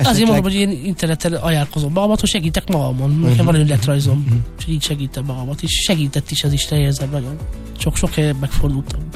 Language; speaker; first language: Hungarian; native; Hungarian